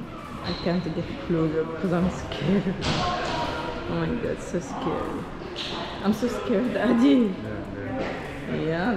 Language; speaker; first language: English; non-native, fluent; Arabic